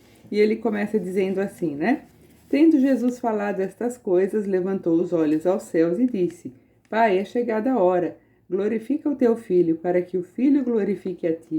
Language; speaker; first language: Portuguese; native; Portuguese